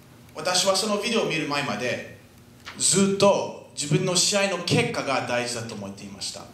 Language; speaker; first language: Japanese; non-native, fluent; French